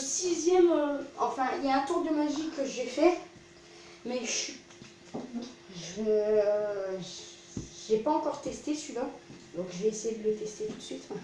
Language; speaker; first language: French; native; French